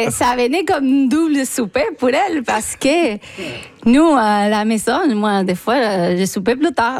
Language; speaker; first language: French; non-native, fluent; Spanish